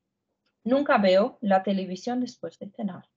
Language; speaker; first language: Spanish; non-native, fluent; Ukrainian